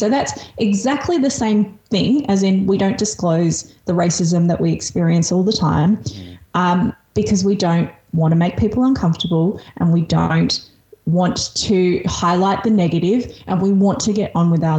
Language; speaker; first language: English; early bilingual, other home language; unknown